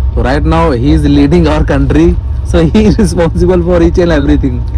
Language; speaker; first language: English; non-native, local second language; Hindi